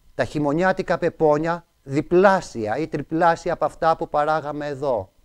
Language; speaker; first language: Greek; native; Greek